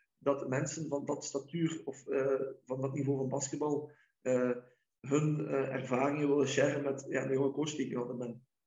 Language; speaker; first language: Dutch; native; Dutch